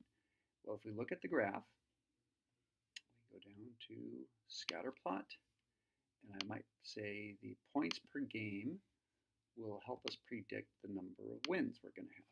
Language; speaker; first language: English; native; English